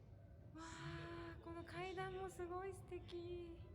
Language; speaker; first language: Japanese; native; Japanese